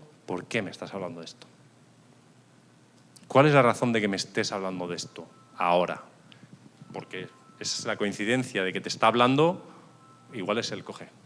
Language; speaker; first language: Spanish; native; Spanish